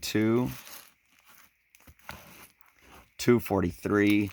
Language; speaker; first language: English; native; English